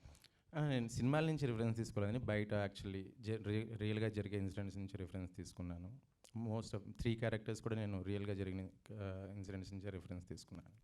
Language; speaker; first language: Telugu; native; Telugu